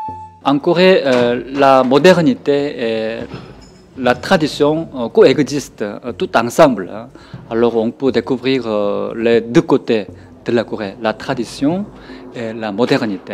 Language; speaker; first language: French; non-native, fluent; Korean